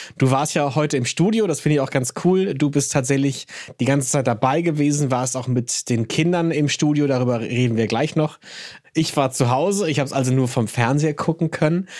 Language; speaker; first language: German; native; German